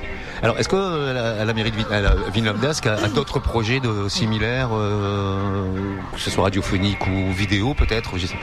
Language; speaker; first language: French; native; French